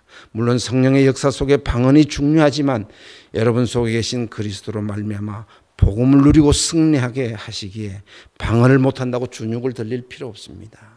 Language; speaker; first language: Korean; native; Korean